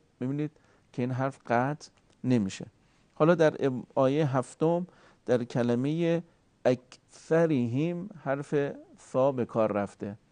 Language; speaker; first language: Persian; native; Persian